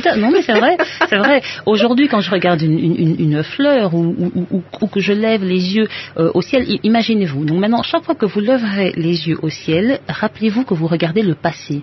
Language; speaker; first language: French; native; French